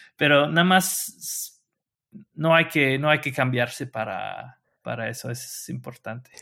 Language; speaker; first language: Spanish; non-native, fluent; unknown